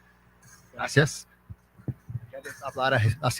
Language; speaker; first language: Spanish; non-native, learner; Portuguese